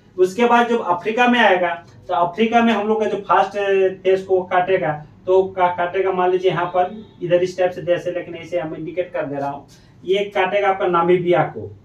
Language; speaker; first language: Hindi; native; Hindi